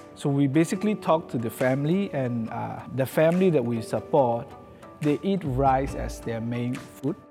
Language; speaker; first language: English; non-native, fluent; Burmese